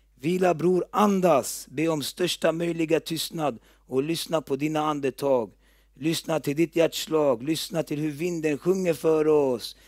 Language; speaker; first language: Swedish; early bilingual, other home language; Turoyo